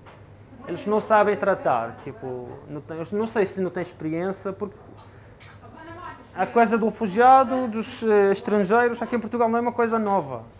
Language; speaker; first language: Portuguese; non-native, fluent; Arabic